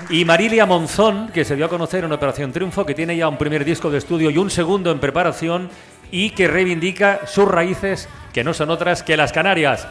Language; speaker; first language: Spanish; native; Spanish